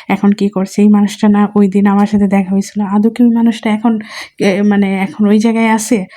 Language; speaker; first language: Bangla; non-native, local second language; Sylheti